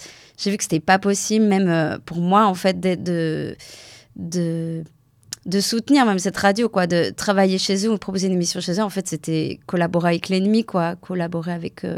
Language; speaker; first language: French; native; French